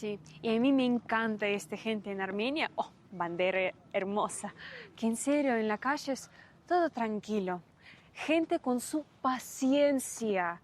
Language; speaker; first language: Spanish; non-native, fluent; Russian